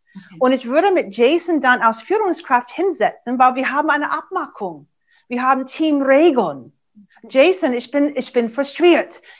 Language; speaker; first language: German; non-native, fluent; English